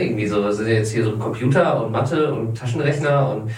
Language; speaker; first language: German; native; German